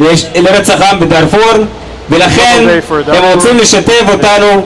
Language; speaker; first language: Hebrew; non-native, fluent; Arabic